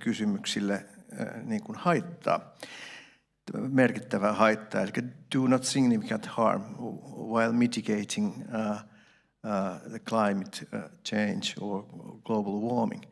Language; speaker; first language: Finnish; native; Finnish